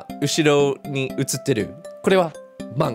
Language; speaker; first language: Japanese; non-native, fluent; English